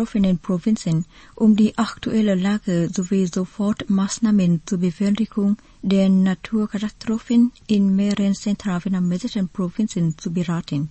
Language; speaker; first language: German; non-native, fluent; Vietnamese